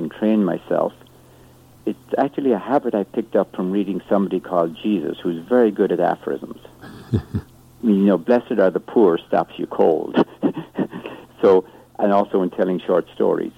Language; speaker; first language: English; native; English